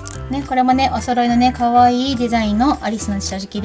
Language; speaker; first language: Japanese; native; Japanese